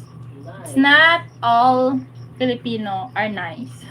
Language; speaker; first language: English; non-native, local second language; Cebuano